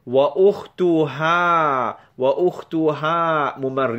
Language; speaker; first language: Arabic; non-native, fluent; English